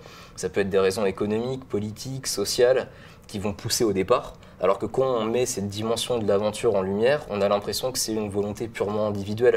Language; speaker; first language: French; native; French